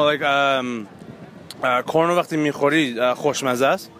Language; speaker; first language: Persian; early bilingual, heritage; Persian